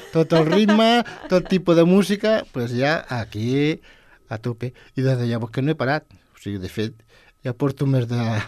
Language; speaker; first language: Catalan; non-native, local second language; Spanish